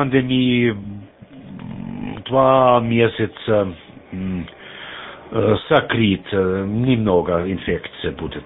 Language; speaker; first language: Russian; non-native, learner; German